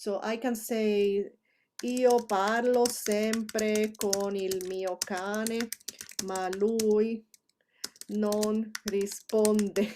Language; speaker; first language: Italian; non-native, fluent; Spanish